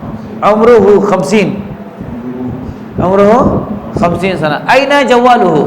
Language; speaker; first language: Arabic; non-native, fluent; Urdu